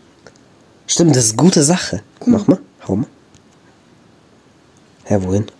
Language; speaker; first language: German; native; German